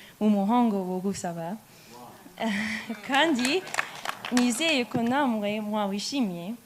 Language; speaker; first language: Kinyarwanda; non-native, learner; English